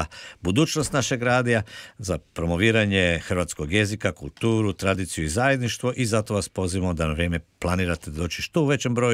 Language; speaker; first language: Croatian; native; Croatian